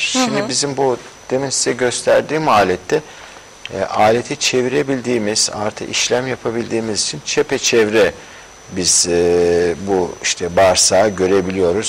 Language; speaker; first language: Turkish; native; Turkish